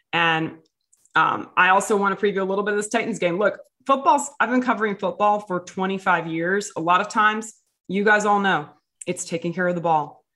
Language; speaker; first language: English; native; English